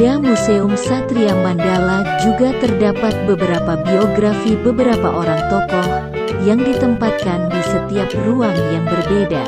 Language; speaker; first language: Indonesian; native; Indonesian